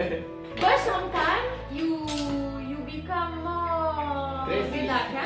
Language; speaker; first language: English; non-native, learner; French